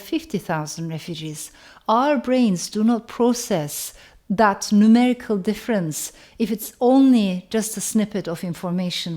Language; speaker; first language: English; non-native, fluent; Turkish